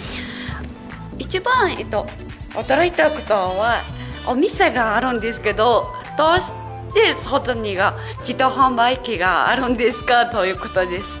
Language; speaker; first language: Japanese; non-native, fluent; Mongolian